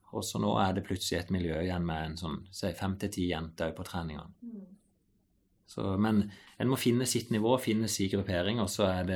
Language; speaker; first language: Norwegian; native; Norwegian